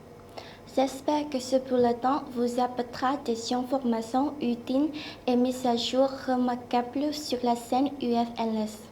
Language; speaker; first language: French; non-native, fluent; Vietnamese